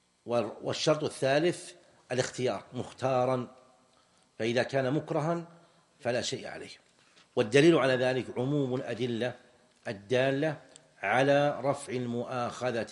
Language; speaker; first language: Arabic; native; Arabic